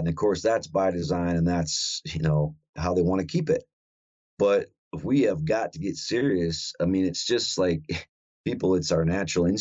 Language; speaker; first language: English; native; English